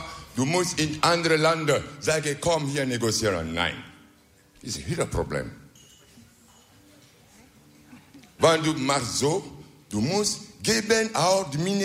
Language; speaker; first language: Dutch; non-native, learner; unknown